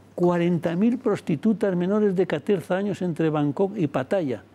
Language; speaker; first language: Spanish; native; Spanish